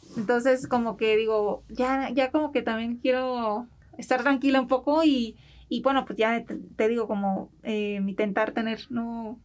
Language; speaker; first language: Spanish; native; Spanish